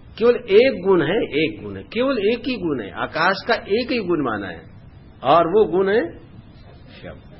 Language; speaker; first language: Hindi; non-native, local second language; Bangla